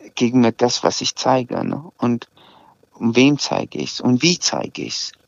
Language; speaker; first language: German; early bilingual, other home language; Azerbaijani